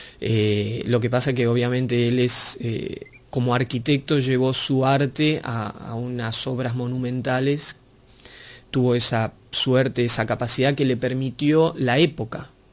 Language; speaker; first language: Spanish; native; Spanish